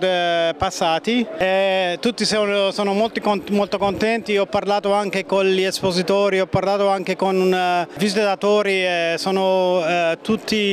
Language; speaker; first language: Italian; non-native, fluent; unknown